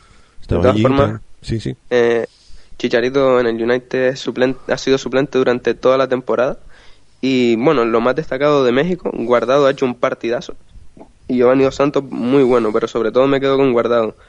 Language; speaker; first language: Spanish; native; Spanish